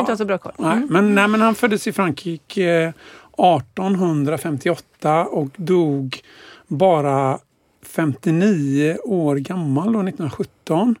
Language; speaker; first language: Swedish; native; Swedish